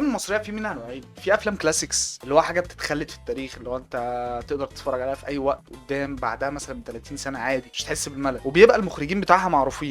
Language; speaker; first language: Arabic; native; Arabic